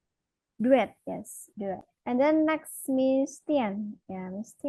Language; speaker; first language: English; non-native, fluent; Indonesian